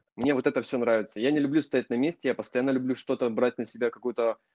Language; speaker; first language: Russian; native; Russian